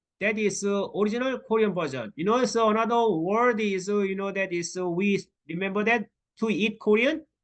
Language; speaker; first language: English; non-native, learner; Korean